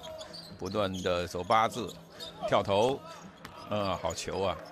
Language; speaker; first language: Chinese; native; Chinese